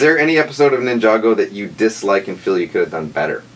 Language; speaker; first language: English; native; English